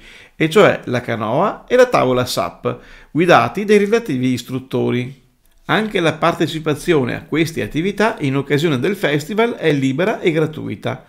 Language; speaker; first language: Italian; native; Italian